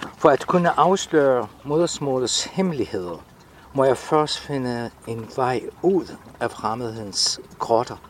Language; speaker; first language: Danish; non-native, fluent; Arabic